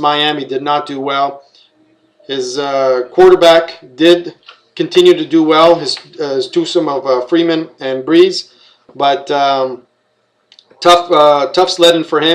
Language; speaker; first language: English; native; English